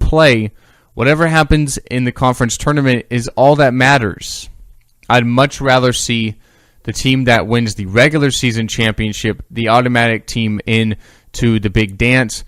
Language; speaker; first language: English; native; English